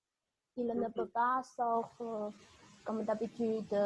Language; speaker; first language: French; non-native, learner; Chinese